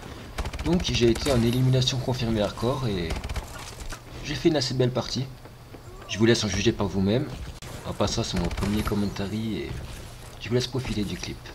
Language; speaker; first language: French; native; French